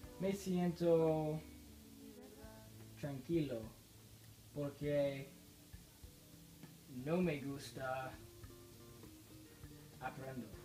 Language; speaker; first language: Spanish; non-native, learner; English